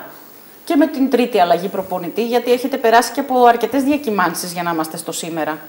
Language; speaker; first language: Greek; native; Greek